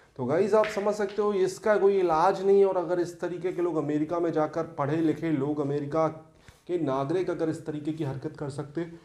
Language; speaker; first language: Hindi; native; Hindi